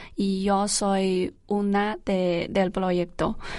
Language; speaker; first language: Spanish; non-native, learner; Chinese